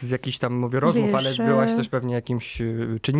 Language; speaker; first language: Polish; native; Polish